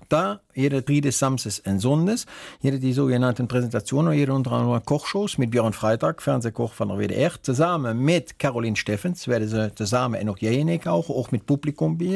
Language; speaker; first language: German; native; German